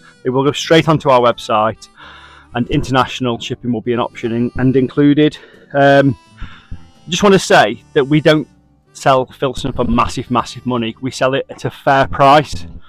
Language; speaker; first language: English; native; English